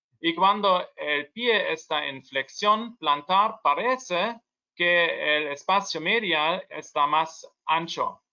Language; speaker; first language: Spanish; non-native, learner; German